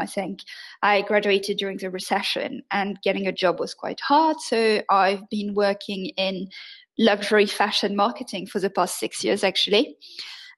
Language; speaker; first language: English; non-native, fluent; French